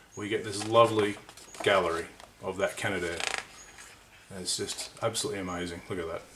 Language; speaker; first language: English; native; English